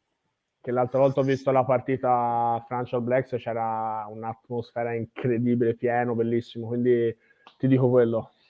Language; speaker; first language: Italian; native; Italian